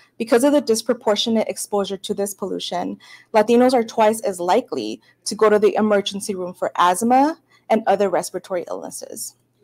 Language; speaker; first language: English; early bilingual, other home language; Spanish